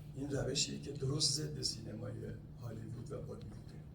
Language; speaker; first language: Persian; native; Persian